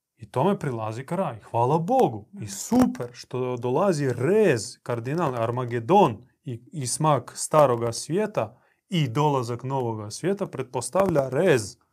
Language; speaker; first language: Croatian; native; Croatian